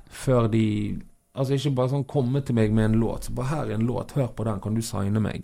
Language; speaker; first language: Norwegian; early bilingual, other home language; Kabuverdianu